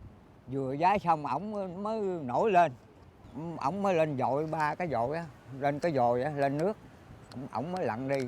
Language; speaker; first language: Vietnamese; native; Vietnamese